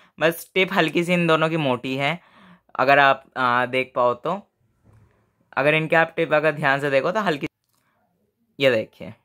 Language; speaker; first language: Hindi; native; Hindi